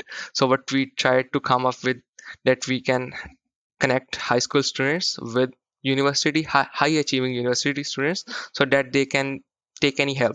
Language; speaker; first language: English; non-native, local second language; Urdu